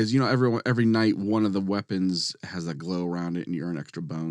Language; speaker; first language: English; native; English